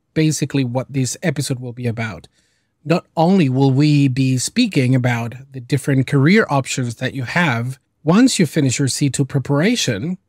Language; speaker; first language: English; early bilingual, other home language; Spanish